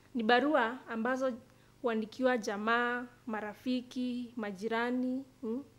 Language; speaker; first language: Swahili; non-native, local second language; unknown